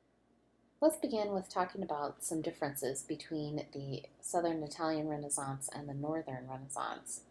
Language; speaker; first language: English; native; English